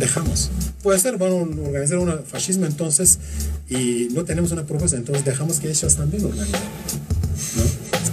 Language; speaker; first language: Spanish; non-native, learner; Kurdish